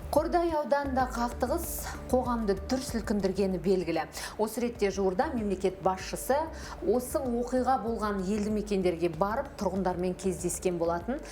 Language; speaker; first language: Kazakh; native; Kazakh